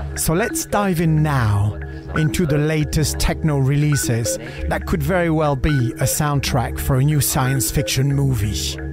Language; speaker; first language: English; non-native, fluent; French